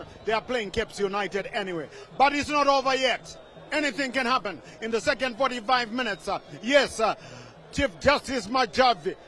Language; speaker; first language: English; non-native, local second language; Shona